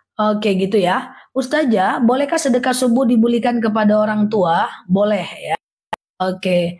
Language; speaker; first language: Indonesian; non-native, local second language; Minangkabau